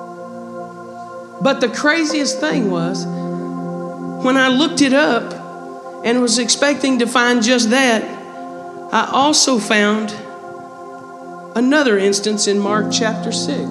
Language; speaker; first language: English; native; English